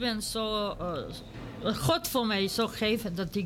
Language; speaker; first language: Dutch; non-native, learner; Serbian